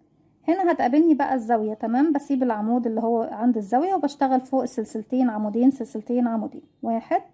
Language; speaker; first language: Arabic; native; Arabic